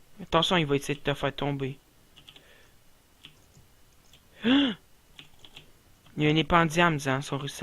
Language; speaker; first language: French; native; French